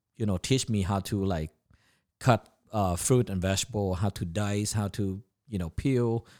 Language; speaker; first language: English; non-native, learner; Thai